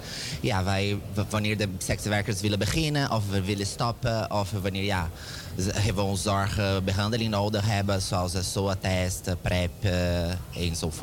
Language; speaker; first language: Dutch; non-native, learner; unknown